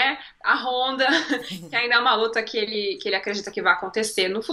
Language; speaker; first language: Portuguese; native; Portuguese